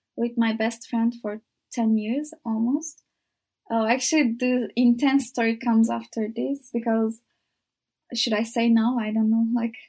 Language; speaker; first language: English; non-native, learner; Turkish